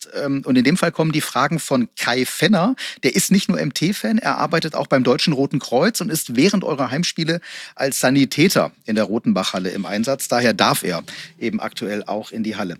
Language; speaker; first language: German; native; German